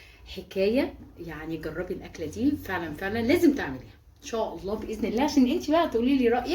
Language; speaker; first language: Arabic; native; Arabic